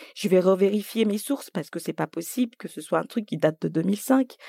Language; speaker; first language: French; native; French